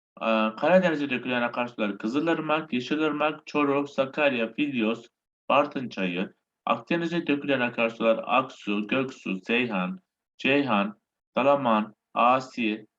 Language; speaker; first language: Turkish; native; Turkish